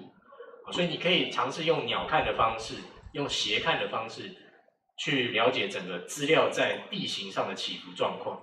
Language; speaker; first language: Chinese; native; Chinese